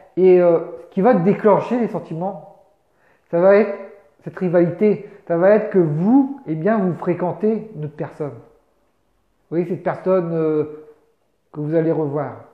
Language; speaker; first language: French; native; French